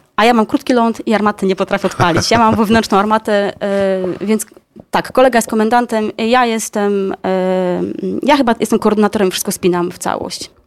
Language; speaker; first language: Polish; native; Polish